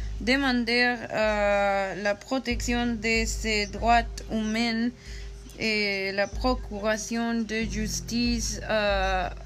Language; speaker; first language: French; non-native, learner; Spanish